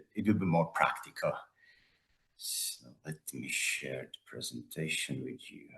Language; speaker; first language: English; non-native, fluent; Slovak